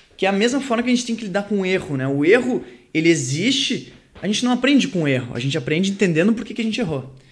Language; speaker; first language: Portuguese; early bilingual, other home language; French